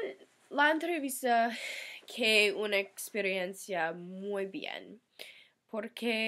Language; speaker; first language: Spanish; non-native, learner; English